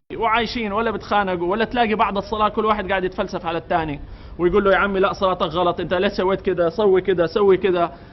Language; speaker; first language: Arabic; native; Arabic